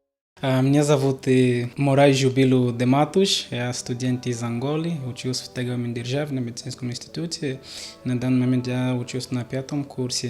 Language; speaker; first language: Russian; non-native, learner; Portuguese